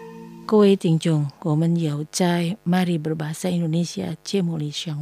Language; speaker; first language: Chinese; early bilingual, heritage; Chinese